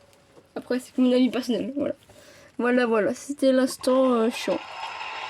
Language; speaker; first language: French; native; French